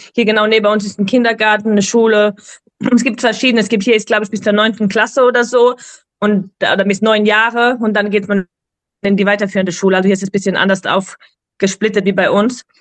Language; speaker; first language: German; native; German